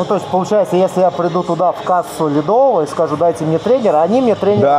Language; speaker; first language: Russian; native; Russian